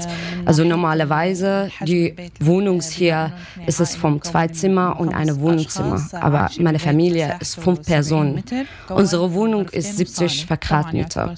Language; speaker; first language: German; non-native, learner; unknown